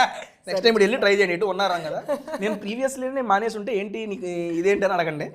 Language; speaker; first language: Telugu; native; Telugu